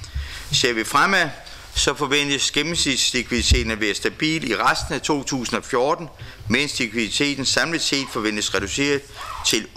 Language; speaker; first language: Danish; native; Danish